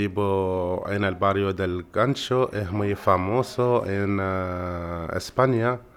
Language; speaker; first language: Spanish; non-native, fluent; Arabic